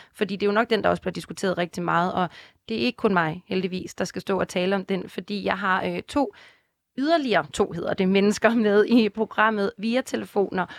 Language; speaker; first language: Danish; native; Danish